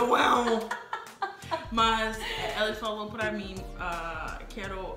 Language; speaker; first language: Portuguese; non-native, fluent; English